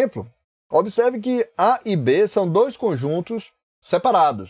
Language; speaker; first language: Portuguese; native; Portuguese